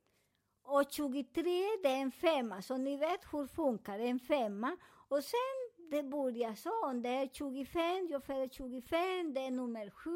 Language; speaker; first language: Swedish; non-native, fluent; Spanish